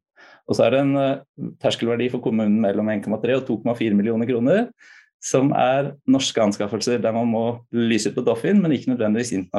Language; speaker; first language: Norwegian; native; Norwegian